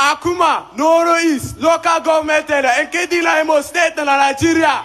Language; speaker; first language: Igbo; early bilingual, heritage; Igbo